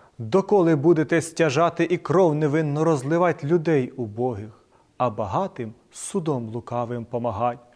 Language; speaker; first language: Ukrainian; native; Ukrainian